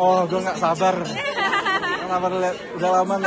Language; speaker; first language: Indonesian; native; Indonesian